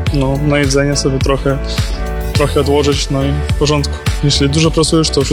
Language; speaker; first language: Polish; non-native, learner; Ukrainian